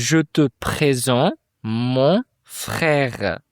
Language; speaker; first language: French; non-native, fluent; Uzbek